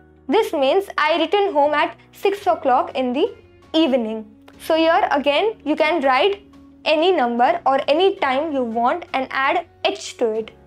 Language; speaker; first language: English; non-native, local second language; Hindi